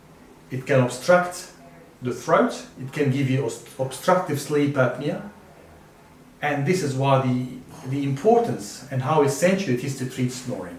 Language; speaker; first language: English; non-native, fluent; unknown